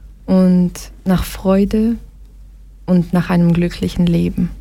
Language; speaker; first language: German; early bilingual, other home language; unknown